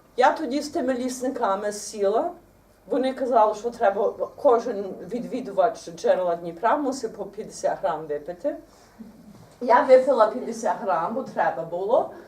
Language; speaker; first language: Ukrainian; early bilingual, heritage; Ukrainian